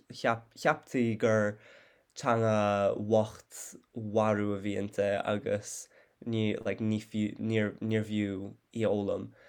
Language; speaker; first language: Irish; non-native, fluent; English